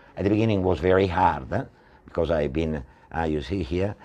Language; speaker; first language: English; non-native, fluent; Italian